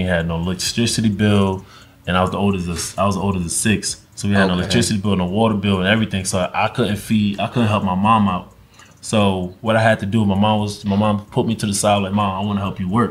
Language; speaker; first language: English; early bilingual, other home language; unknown